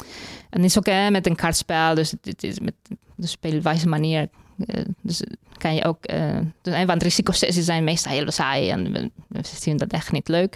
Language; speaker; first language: Dutch; non-native, fluent; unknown